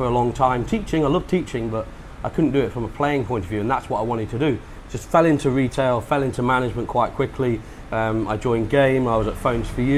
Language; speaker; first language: English; native; English